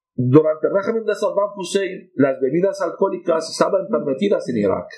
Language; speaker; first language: Spanish; non-native, fluent; Arabic